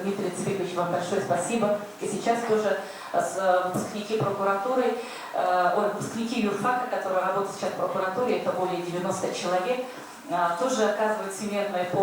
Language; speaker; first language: Russian; native; Russian